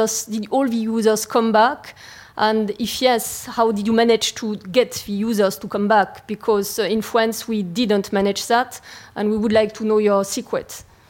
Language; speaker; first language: English; non-native, fluent; French